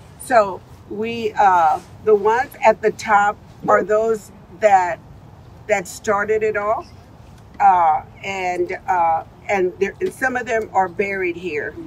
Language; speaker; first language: English; early bilingual, other home language; Spanish